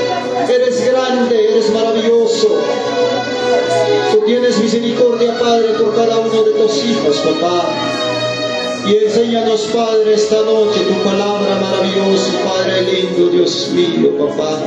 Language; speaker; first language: Spanish; non-native, local second language; Quechua